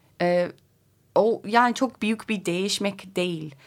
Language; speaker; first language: Turkish; non-native, learner; English